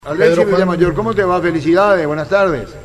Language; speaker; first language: Spanish; native; Spanish